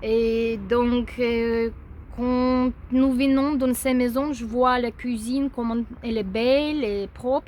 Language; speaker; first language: French; non-native, fluent; Russian